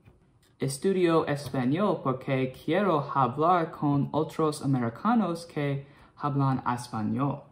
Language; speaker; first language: Spanish; non-native, learner; English